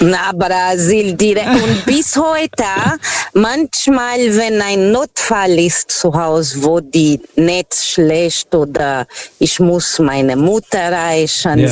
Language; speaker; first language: German; non-native, fluent; Portuguese